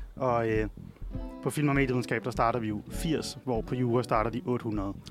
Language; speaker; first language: Danish; native; Danish